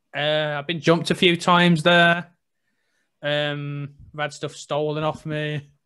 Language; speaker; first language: English; native; English